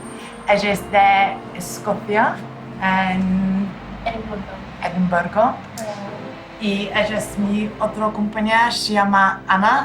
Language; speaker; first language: Spanish; non-native, learner; English